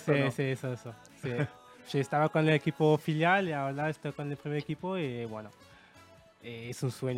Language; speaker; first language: Spanish; non-native, learner; French